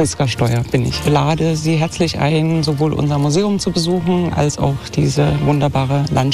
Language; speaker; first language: German; native; German